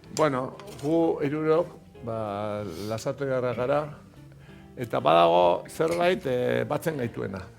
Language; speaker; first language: Basque; non-native, local second language; Spanish